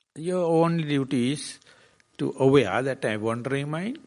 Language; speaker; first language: English; non-native, fluent; Sinhala